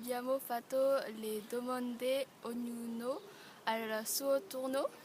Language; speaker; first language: Italian; non-native, learner; French